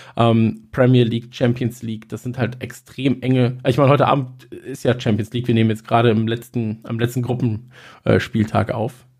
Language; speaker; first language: German; native; German